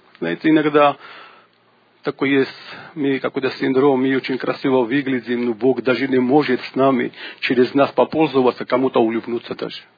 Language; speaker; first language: Russian; non-native, local second language; Georgian